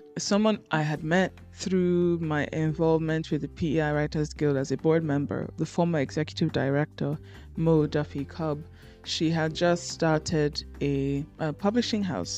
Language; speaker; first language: English; non-native, local second language; Igbo